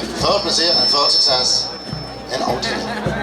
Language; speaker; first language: Dutch; native; Dutch